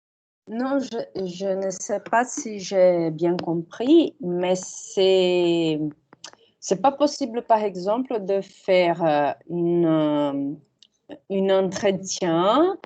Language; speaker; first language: French; non-native, fluent; Portuguese